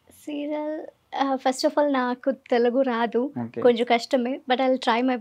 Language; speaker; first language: Telugu; non-native, learner; Malayalam